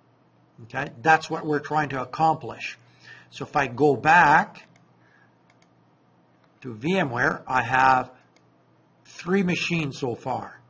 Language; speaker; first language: English; non-native, fluent; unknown